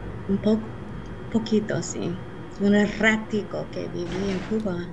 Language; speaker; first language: Spanish; non-native, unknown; English